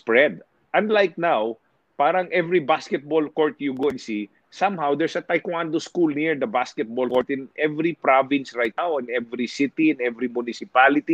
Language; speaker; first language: English; non-native, local second language; Hiligaynon